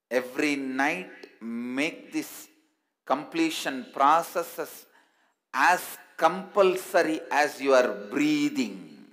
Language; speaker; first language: English; non-native, local second language; Tamil